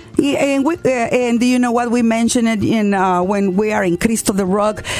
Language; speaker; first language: English; non-native, learner; Spanish